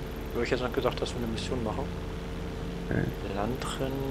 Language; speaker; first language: German; native; German